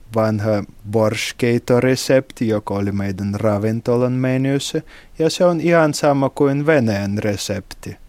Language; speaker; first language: Finnish; non-native, fluent; Russian